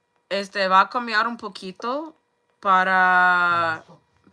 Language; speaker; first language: Spanish; non-native, learner; English